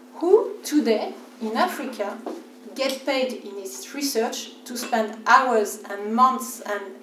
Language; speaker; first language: English; non-native, fluent; French